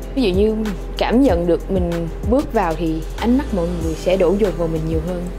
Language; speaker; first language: Vietnamese; native; Vietnamese